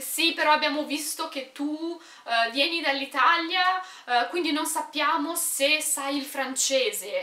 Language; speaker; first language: Italian; non-native, local second language; Romanian